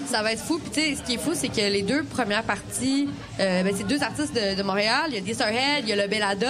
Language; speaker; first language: French; native; French